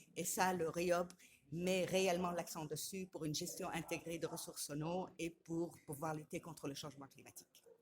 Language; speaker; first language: French; non-native, local second language; Arabic